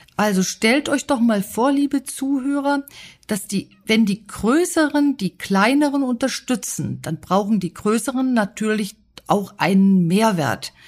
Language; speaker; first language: German; native; German